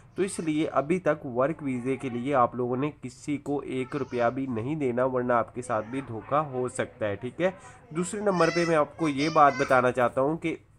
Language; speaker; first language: Urdu; native; Urdu